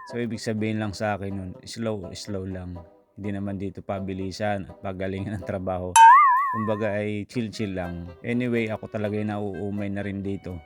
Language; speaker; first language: Filipino; native; Filipino